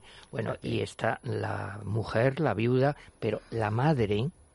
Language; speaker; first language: Spanish; native; Spanish